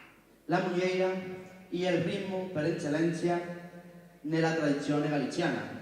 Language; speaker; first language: Italian; non-native, learner; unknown